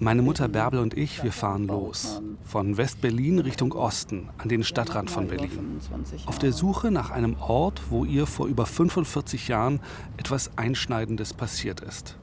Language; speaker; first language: German; native; German